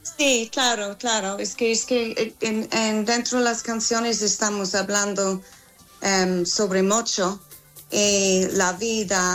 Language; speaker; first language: Spanish; non-native, fluent; English